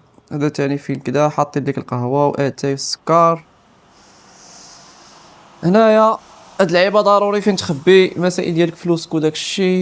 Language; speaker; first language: Arabic; native; Arabic